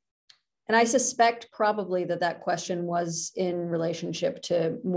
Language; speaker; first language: English; native; English